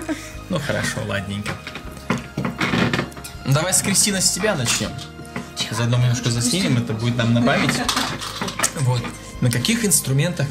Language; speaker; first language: Russian; native; Russian